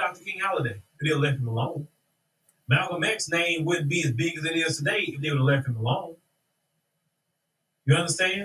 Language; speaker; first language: English; native; English